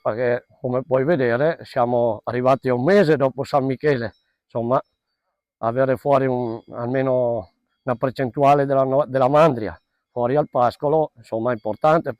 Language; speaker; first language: Italian; non-native, local second language; Venetian